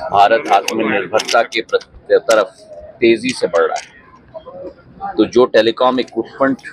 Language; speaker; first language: Hindi; native; Hindi